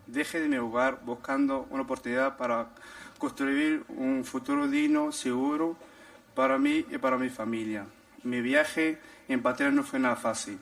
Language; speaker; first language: Spanish; non-native, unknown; Arabic